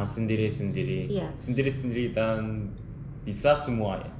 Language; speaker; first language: Indonesian; non-native, learner; Korean